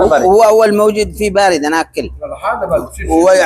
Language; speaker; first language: Arabic; non-native, learner; Bangla